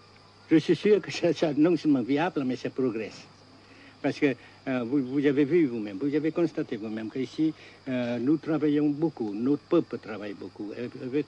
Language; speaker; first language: French; non-native, local second language; Vietnamese